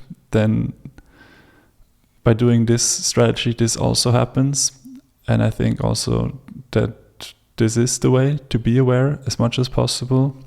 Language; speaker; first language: English; non-native, fluent; German